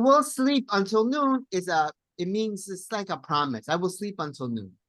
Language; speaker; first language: English; non-native, fluent; Spanish